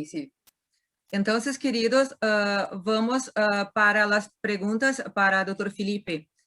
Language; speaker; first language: Spanish; non-native, learner; Portuguese